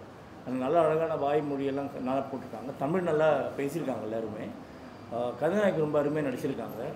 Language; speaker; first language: Tamil; native; Tamil